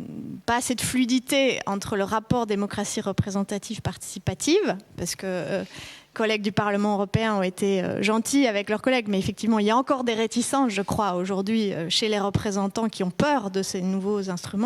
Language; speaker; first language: French; native; French